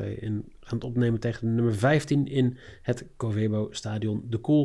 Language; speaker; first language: Dutch; native; Dutch